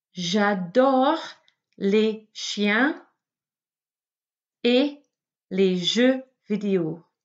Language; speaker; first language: French; non-native, fluent; English